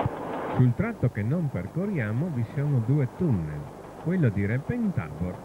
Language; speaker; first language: Italian; native; Italian